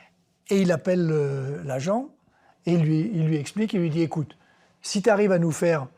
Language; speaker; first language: French; non-native, fluent; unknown